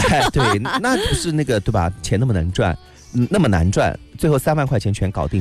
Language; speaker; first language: Chinese; native; Chinese